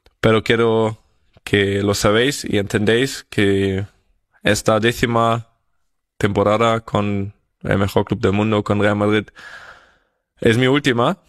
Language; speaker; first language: Spanish; non-native, fluent; German